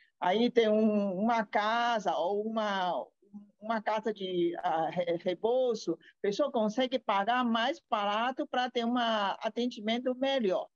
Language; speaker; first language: Portuguese; non-native, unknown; Chinese